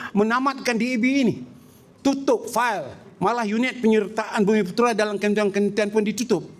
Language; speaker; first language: Malay; native; Malay